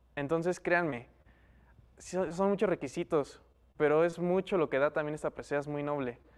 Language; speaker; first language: Spanish; native; Spanish